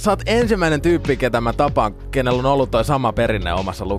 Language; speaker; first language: Finnish; native; Finnish